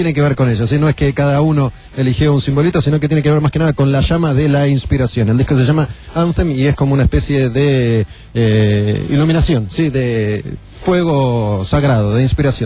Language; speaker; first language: Spanish; native; Spanish